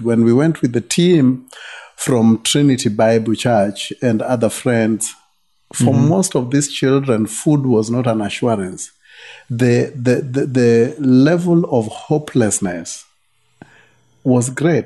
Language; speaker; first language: English; non-native, local second language; Luo (Kenya and Tanzania)